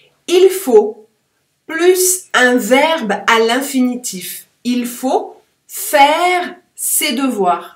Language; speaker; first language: French; native; French